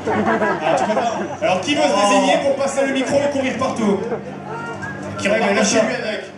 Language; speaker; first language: French; native; French